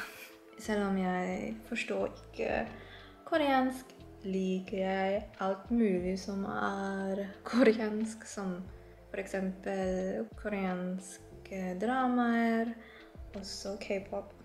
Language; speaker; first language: Norwegian; non-native, learner; Filipino